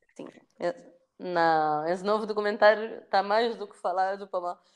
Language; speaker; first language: Portuguese; non-native, local second language; Kabuverdianu